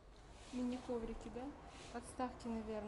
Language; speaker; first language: Russian; native; Russian